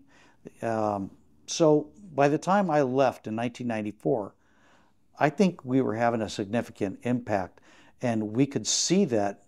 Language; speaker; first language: English; native; English